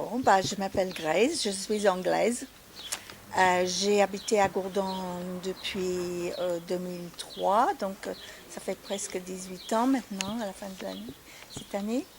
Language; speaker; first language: French; non-native, fluent; English